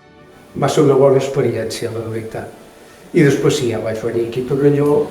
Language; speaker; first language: Catalan; native; Catalan